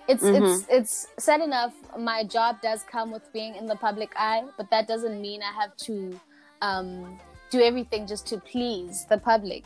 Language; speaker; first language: English; non-native, local second language; Zulu